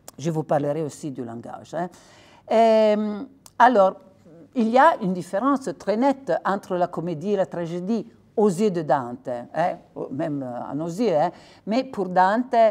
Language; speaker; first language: French; non-native, fluent; Italian